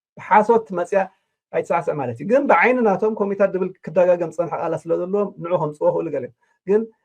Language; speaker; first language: Tigrinya; native; Tigrinya